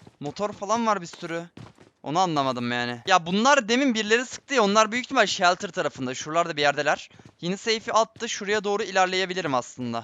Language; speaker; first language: Turkish; native; Turkish